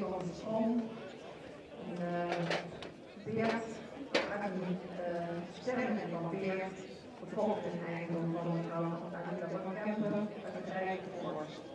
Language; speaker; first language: Dutch; native; Dutch